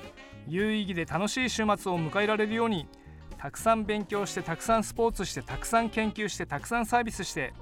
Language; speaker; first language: Japanese; native; Japanese